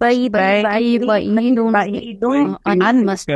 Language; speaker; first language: Arabic; non-native, learner; Urdu